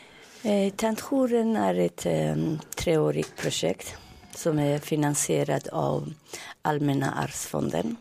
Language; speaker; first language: Swedish; non-native, fluent; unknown